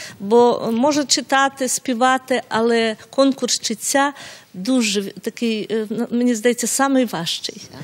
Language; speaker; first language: Ukrainian; non-native, local second language; Russian